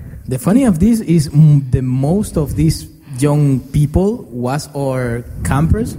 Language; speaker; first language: English; non-native, learner; Spanish